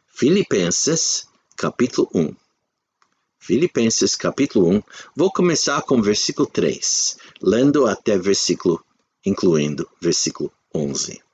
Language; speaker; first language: Portuguese; non-native, fluent; English